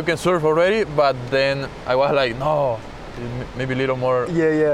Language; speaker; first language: English; non-native, learner; Spanish